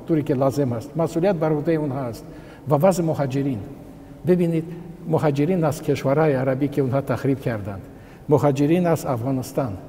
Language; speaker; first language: Persian; non-native, fluent; Russian